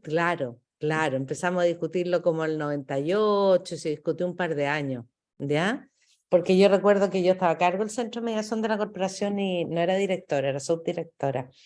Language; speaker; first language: Spanish; native; Spanish